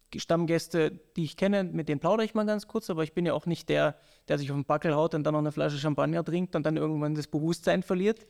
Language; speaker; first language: German; native; German